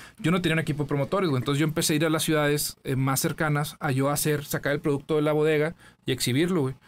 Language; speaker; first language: Spanish; native; Spanish